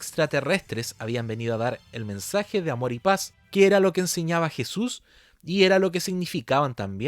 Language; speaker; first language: Spanish; native; Spanish